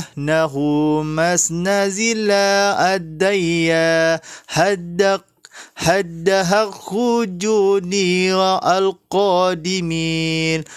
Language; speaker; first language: Arabic; non-native, fluent; Malay